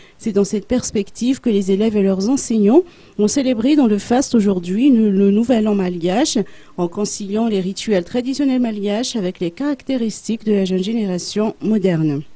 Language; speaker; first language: French; non-native, local second language; Malagasy